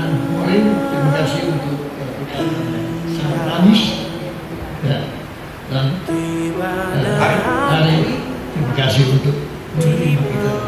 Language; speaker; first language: Indonesian; non-native, learner; Dutch